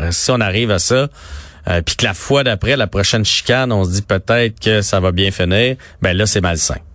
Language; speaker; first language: French; native; French